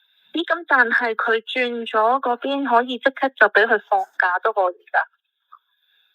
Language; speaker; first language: Cantonese; native; Cantonese